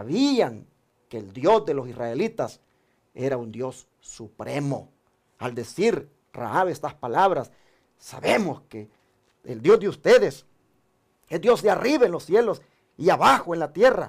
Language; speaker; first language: Spanish; native; Spanish